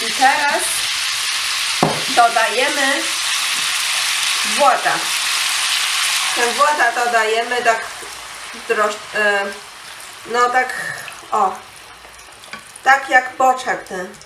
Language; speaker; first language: Polish; non-native, learner; Chinese